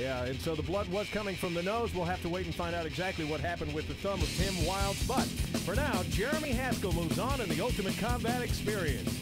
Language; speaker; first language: English; native; English